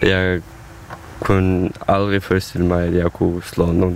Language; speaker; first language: Danish; non-native, fluent; Ukrainian